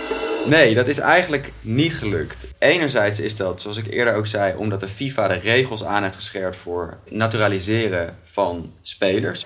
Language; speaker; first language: Dutch; native; Dutch